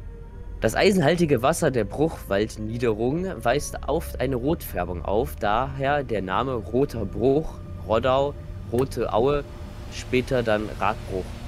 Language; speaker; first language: German; native; German